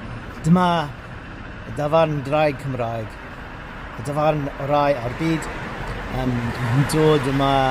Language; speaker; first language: Welsh; non-native, learner; English